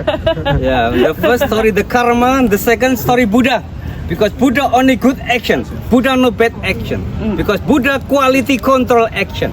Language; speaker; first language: English; non-native, learner; Indonesian